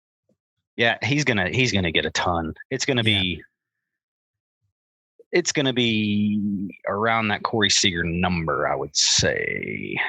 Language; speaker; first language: English; native; English